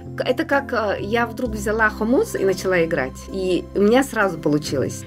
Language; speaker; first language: Russian; non-native, local second language; Yakut